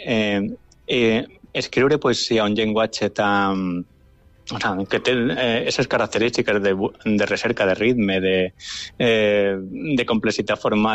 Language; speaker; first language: Catalan; non-native, local second language; Spanish